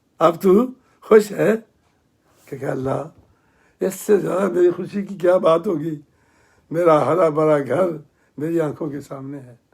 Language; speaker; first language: Urdu; non-native, local second language; Punjabi